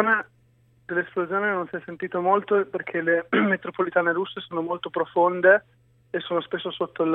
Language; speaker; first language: Italian; native; Italian